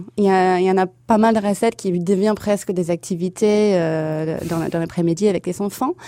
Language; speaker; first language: French; non-native, fluent; English